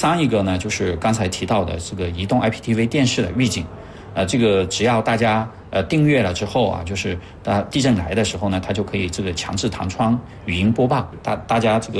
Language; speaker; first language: Chinese; native; Chinese